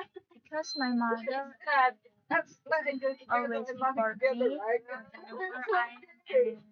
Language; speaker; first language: English; non-native, learner; Indonesian